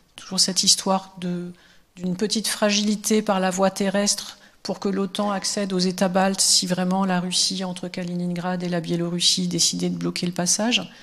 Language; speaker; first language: French; native; French